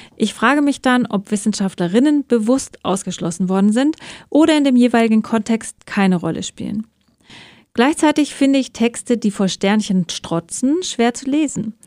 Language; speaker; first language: German; early bilingual, other home language; Persian